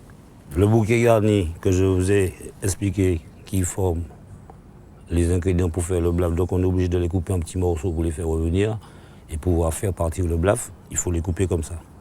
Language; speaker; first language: French; non-native, local second language; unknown